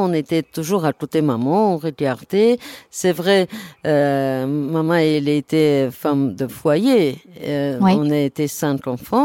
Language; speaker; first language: French; non-native, learner; Armenian